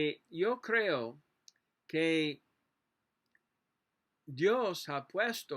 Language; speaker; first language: Spanish; non-native, learner; English